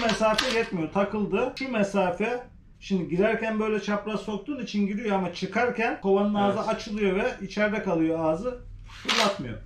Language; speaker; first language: Turkish; native; Turkish